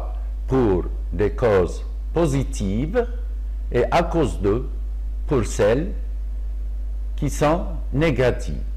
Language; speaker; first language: French; non-native, local second language; Arabic